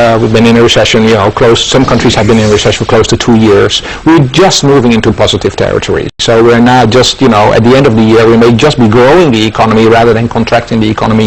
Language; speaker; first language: English; non-native, fluent; Dutch